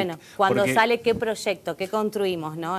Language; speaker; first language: Spanish; native; Spanish